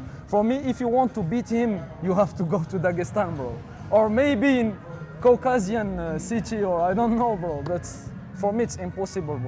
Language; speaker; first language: English; non-native, fluent; Arabic